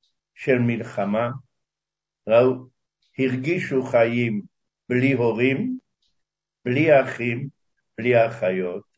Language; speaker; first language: Hebrew; early bilingual, other home language; Hungarian